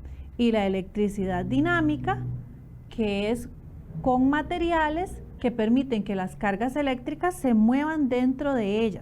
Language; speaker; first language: Spanish; native; Spanish